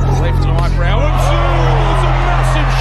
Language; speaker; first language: English; native; English